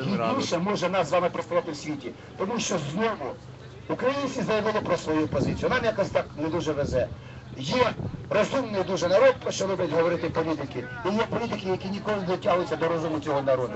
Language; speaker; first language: Ukrainian; native; Ukrainian